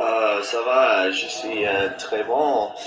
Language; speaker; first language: French; non-native, learner; English